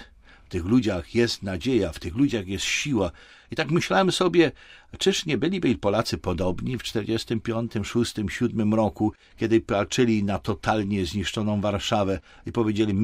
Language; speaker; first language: Polish; native; Polish